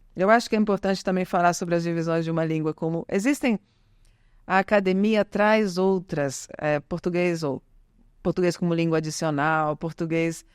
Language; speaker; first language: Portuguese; early bilingual, other home language; Italian